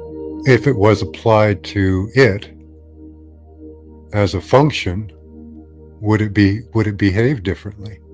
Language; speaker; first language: English; native; English